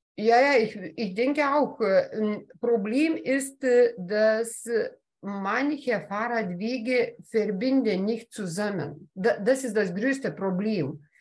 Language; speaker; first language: German; non-native, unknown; Lithuanian